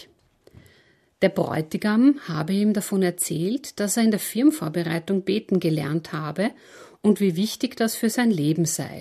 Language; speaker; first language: German; native; German